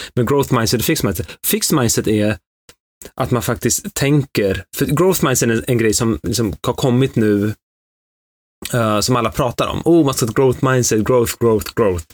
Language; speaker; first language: Swedish; early bilingual, other home language; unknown